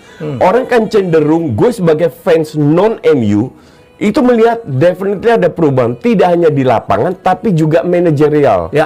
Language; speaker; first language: Indonesian; native; Indonesian